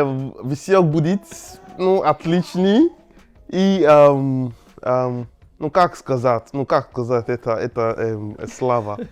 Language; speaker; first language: Russian; non-native, learner; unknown